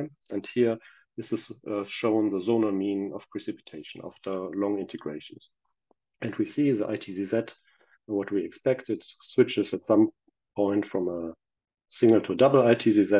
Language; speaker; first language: English; non-native, fluent; German